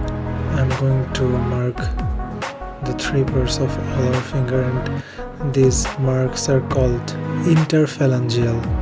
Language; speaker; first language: English; non-native, fluent; Bangla